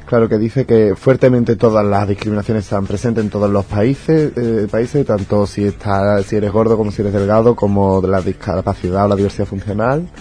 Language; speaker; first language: Spanish; native; Spanish